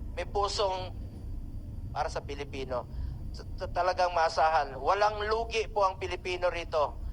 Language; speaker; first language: Filipino; non-native, local second language; Cebuano